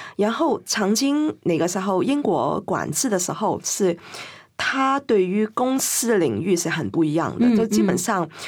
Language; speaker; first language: Chinese; non-native, fluent; Cantonese